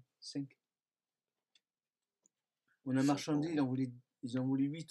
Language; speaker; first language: French; native; French